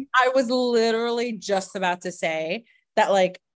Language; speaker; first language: English; early bilingual, other home language; Spanish